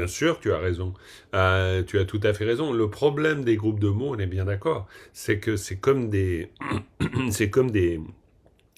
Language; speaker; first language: French; native; French